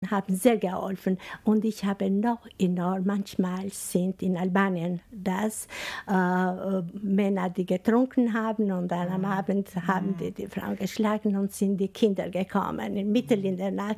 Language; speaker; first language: German; non-native, learner; Albanian